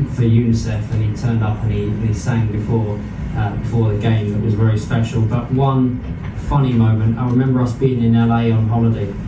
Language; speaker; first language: English; native; English